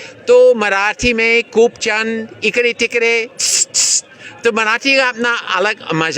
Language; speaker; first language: Hindi; non-native, fluent; English